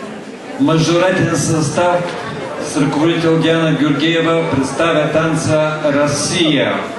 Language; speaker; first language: Bulgarian; native; Bulgarian